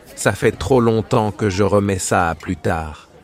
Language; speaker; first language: French; native; French